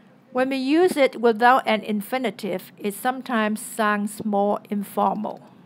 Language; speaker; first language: English; non-native, local second language; Cantonese